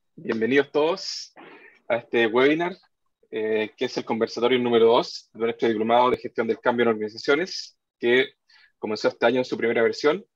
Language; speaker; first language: Spanish; native; Spanish